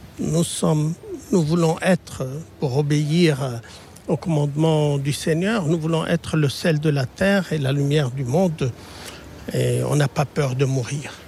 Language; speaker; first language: French; non-native, local second language; Arabic